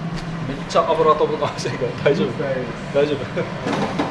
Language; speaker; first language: Japanese; native; Japanese